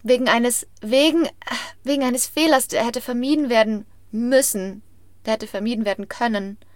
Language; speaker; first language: German; native; German